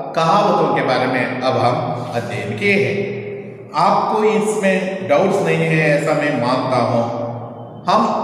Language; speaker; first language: Hindi; non-native, local second language; Kannada